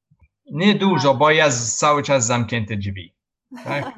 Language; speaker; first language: Polish; non-native, learner; English